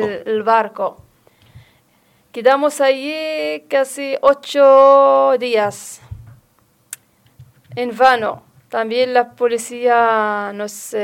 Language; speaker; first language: Spanish; non-native, learner; Arabic